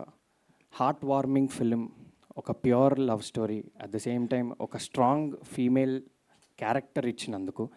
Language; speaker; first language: Telugu; native; Telugu